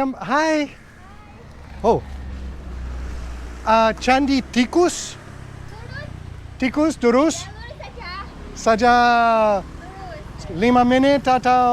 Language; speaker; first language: Indonesian; non-native, learner; English